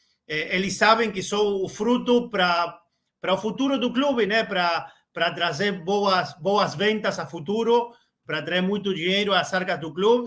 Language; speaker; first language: Portuguese; non-native, learner; Spanish